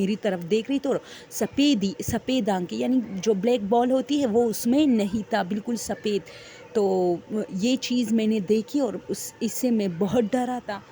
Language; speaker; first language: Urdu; non-native, local second language; Pashto